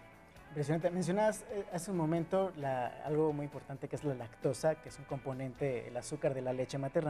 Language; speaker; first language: Spanish; native; Spanish